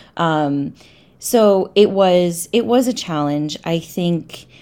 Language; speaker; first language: English; native; English